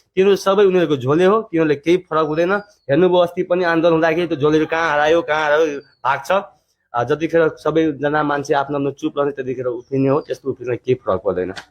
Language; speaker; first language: Nepali; non-native, local second language; Maithili